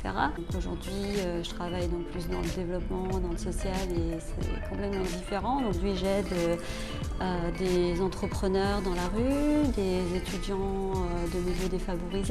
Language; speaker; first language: French; early bilingual, other home language; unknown